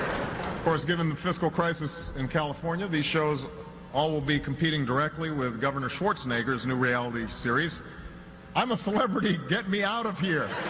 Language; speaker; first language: English; native; English